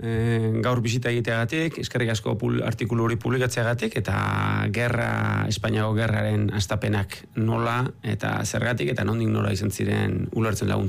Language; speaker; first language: Basque; native; Basque